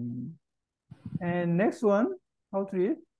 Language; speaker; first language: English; non-native, learner; Korean